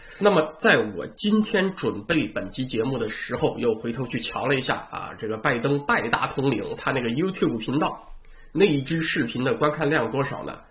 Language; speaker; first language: Chinese; native; Chinese